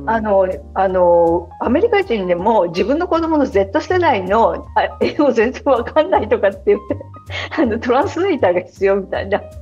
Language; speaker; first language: Japanese; native; Japanese